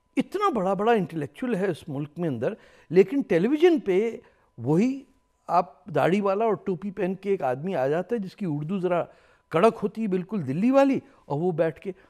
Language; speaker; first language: Urdu; native; Urdu